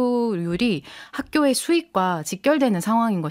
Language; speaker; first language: Korean; native; Korean